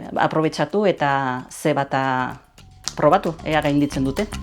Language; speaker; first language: Basque; native; Basque